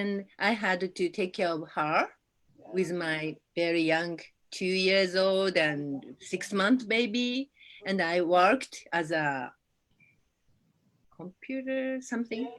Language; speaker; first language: English; non-native, learner; Japanese